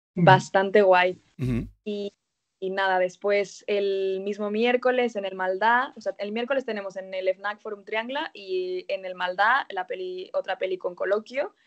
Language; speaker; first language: Spanish; native; Spanish